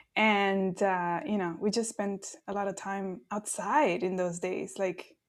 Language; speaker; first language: English; early bilingual, other home language; Spanish